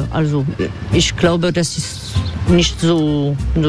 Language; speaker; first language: German; non-native, fluent; French